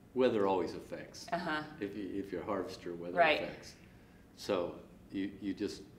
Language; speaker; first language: English; native; English